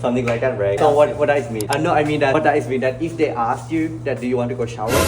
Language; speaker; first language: English; non-native, learner; Thai